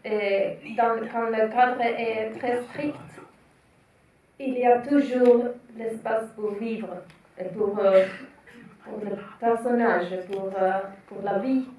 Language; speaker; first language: French; non-native, fluent; Finnish